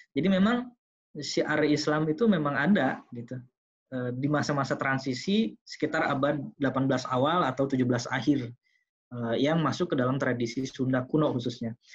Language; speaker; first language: Indonesian; non-native, local second language; Sundanese